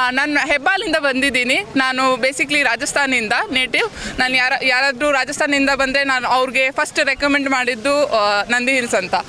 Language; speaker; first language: Kannada; non-native, learner; Hindi